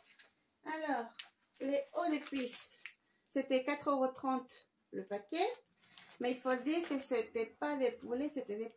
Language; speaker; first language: French; non-native, fluent; Spanish